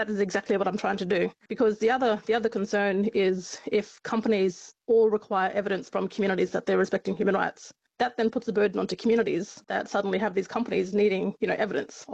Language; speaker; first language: English; native; English